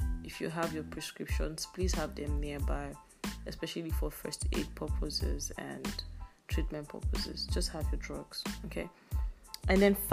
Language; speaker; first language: English; non-native, local second language; Yoruba